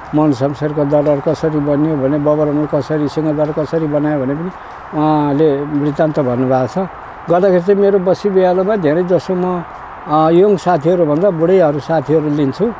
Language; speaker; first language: Nepali; non-native, local second language; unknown